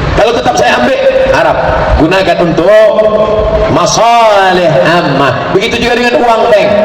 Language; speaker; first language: Indonesian; native; Indonesian